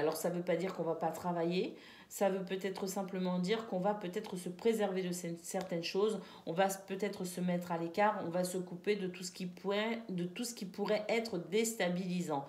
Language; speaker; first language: French; native; French